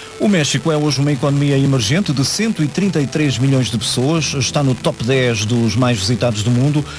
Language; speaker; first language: Portuguese; native; Portuguese